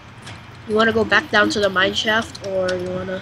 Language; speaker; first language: English; native; English